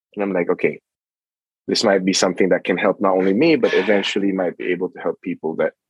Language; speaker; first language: English; non-native, local second language; Filipino